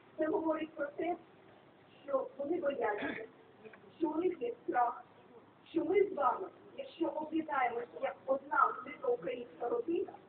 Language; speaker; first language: Ukrainian; non-native, local second language; Russian